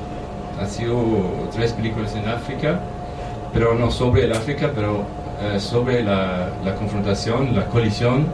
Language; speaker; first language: Spanish; non-native, fluent; German